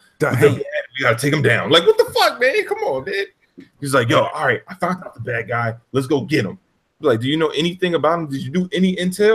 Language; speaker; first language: English; native; English